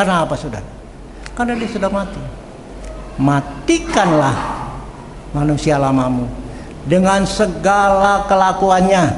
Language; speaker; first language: Indonesian; native; Indonesian